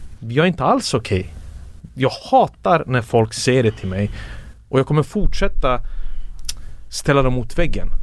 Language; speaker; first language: Swedish; early bilingual, other home language; Serbian